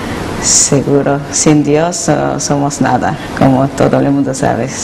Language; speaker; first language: Spanish; non-native, learner; Korean